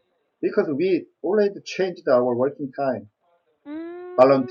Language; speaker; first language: English; non-native, learner; Korean